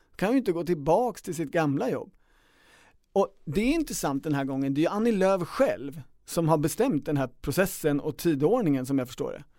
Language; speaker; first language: Swedish; native; Swedish